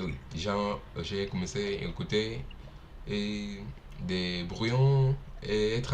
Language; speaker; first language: French; non-native, learner; Portuguese